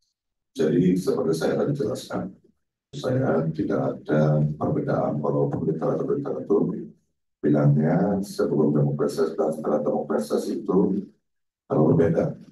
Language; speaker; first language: Indonesian; non-native, fluent; Turkish